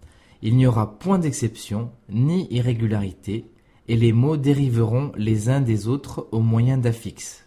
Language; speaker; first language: French; native; French